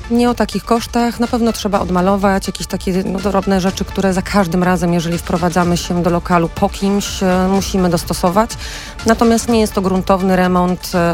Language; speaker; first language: Polish; native; Polish